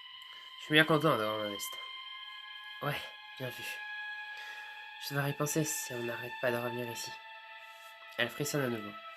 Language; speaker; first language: French; native; French